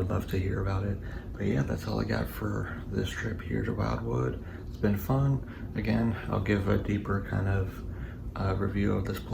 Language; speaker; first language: English; native; English